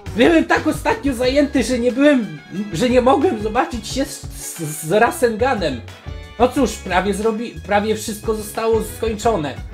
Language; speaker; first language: Polish; native; Polish